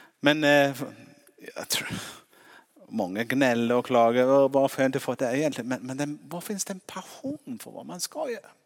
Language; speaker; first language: Swedish; non-native, fluent; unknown